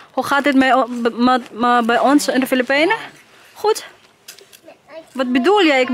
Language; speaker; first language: Dutch; non-native, fluent; Waray